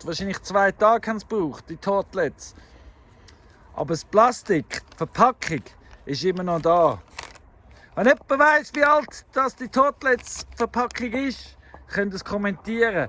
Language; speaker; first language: German; native; German